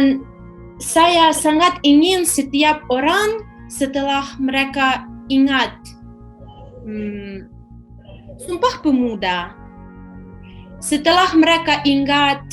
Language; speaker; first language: Indonesian; non-native, fluent; Ukrainian